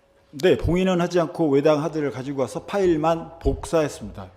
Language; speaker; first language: Korean; native; Korean